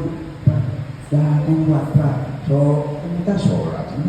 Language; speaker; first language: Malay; non-native, local second language; Javanese